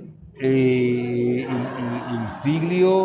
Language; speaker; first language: Italian; non-native, fluent; French